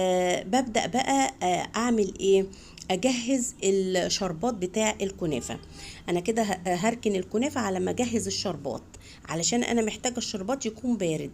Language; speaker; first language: Arabic; native; Arabic